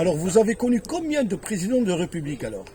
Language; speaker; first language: French; native; French